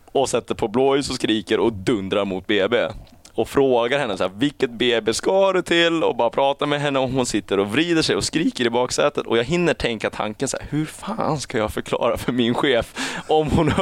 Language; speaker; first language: Swedish; early bilingual, other home language; Chinese